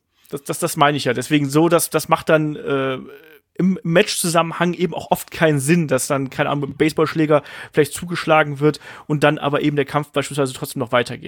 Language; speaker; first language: German; native; German